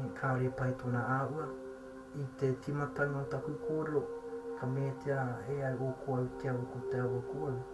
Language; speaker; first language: Māori; native; Māori